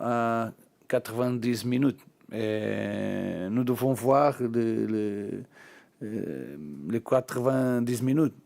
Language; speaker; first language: French; non-native, learner; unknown